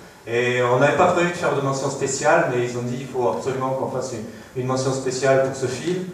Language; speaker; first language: French; native; French